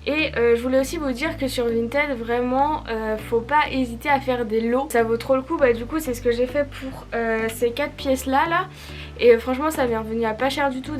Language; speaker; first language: French; native; French